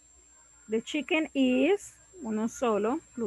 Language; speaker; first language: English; non-native, learner; Spanish